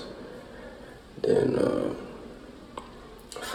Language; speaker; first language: English; native; English